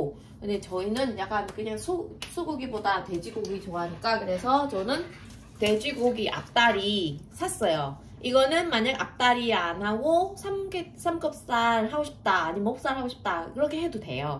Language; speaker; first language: Korean; non-native, fluent; Vietnamese